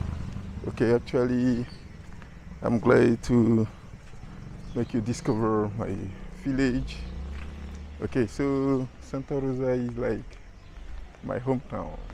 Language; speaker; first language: English; non-native, learner; French